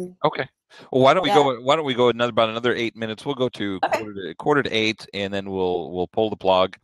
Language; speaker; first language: English; native; English